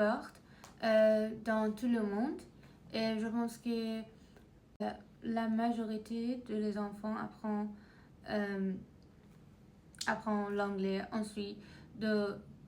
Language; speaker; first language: French; non-native, learner; Persian